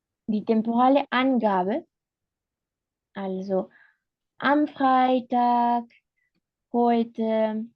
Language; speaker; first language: German; non-native, fluent; Spanish